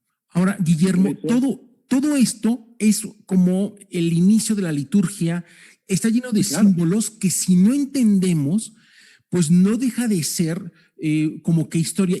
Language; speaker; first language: Spanish; native; Spanish